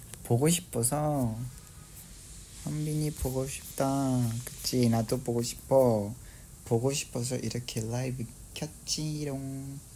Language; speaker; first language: Korean; non-native, fluent; Vietnamese